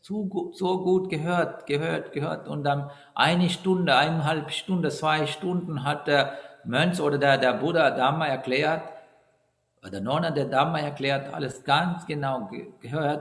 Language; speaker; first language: German; non-native, fluent; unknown